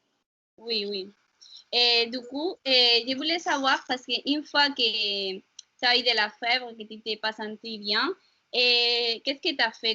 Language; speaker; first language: French; non-native, learner; Spanish